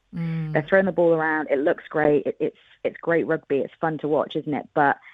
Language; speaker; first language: English; native; English